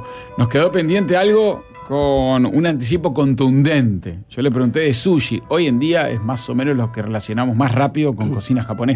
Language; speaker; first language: Spanish; native; Spanish